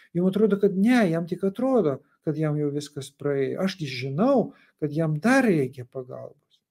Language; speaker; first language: Lithuanian; non-native, local second language; Russian